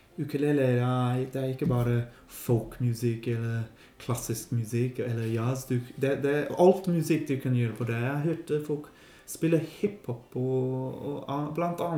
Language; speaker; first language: Norwegian; non-native, learner; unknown